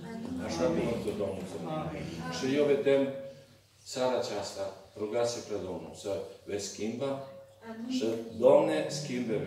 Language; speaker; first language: Romanian; non-native, learner; Serbian